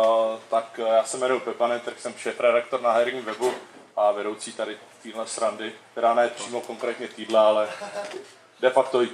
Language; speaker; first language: Czech; native; Czech